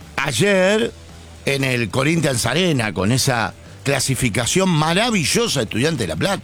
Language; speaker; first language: Spanish; native; Spanish